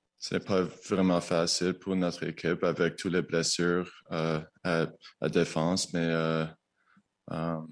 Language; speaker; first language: French; non-native, learner; English